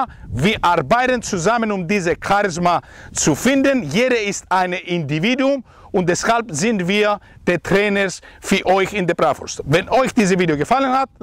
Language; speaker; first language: German; non-native, fluent; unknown